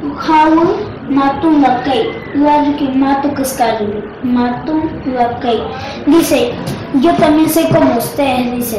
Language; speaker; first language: Spanish; non-native, local second language; Shipibo-Conibo